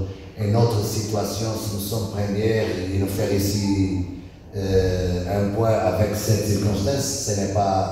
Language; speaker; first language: French; non-native, learner; Portuguese